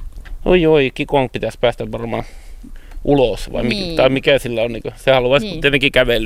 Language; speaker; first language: Finnish; native; Finnish